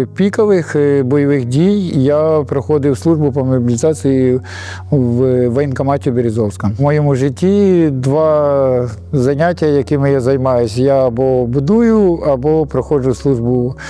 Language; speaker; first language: Ukrainian; native; Ukrainian